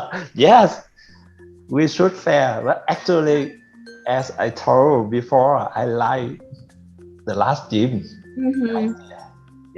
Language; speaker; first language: English; non-native, fluent; Vietnamese